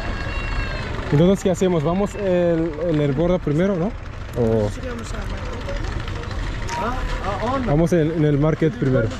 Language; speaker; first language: Spanish; non-native, learner; Swahili